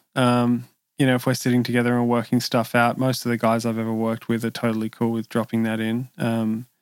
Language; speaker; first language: English; native; English